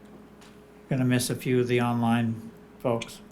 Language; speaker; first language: English; native; English